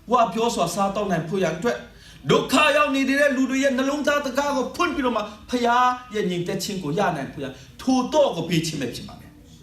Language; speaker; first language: Burmese; non-native, local second language; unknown